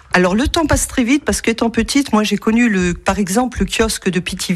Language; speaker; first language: French; native; French